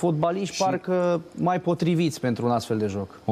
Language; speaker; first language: Romanian; native; Romanian